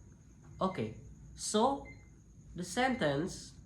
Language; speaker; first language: English; non-native, local second language; Indonesian